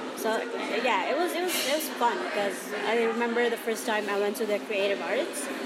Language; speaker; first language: English; non-native, local second language; Cebuano